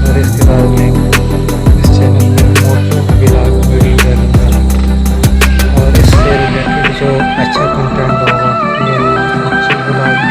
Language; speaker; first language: Hindi; non-native, local second language; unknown